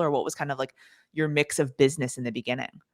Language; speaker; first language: English; native; English